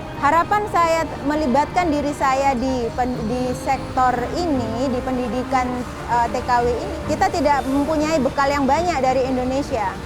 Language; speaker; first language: Indonesian; native; Indonesian